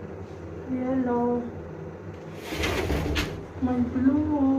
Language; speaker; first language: English; non-native, learner; Filipino